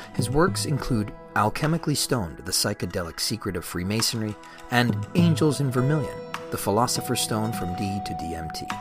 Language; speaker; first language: English; native; English